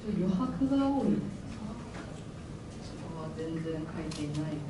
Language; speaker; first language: Japanese; non-native, fluent; Chinese